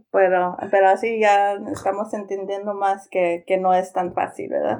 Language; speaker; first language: Spanish; early bilingual, heritage; Spanish